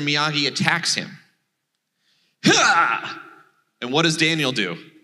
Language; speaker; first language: English; native; English